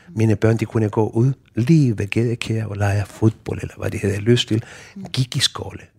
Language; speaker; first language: Danish; non-native, fluent; Spanish